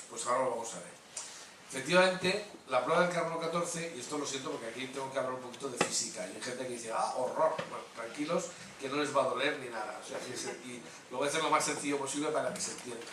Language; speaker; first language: Spanish; native; Spanish